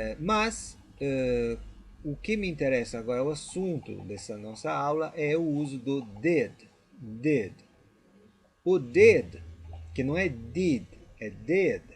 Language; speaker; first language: Portuguese; non-native, fluent; Italian